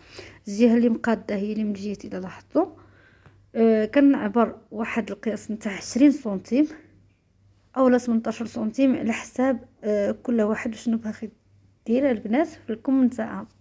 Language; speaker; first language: Arabic; native; Arabic